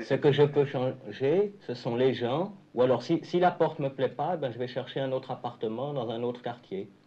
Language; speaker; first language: French; native; French